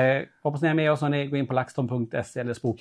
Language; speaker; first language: Swedish; native; Swedish